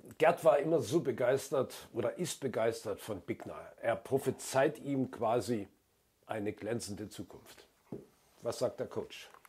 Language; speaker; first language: German; native; German